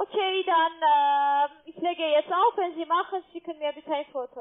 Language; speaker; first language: German; non-native, learner; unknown